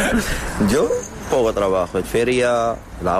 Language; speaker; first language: Spanish; non-native, learner; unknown